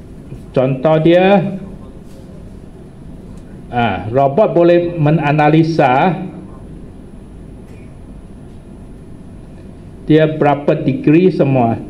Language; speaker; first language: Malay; non-native, local second language; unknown